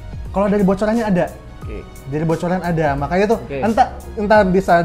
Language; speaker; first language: Indonesian; native; Indonesian